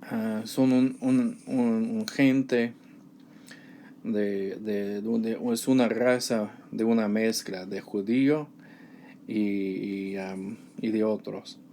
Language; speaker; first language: Spanish; non-native, learner; English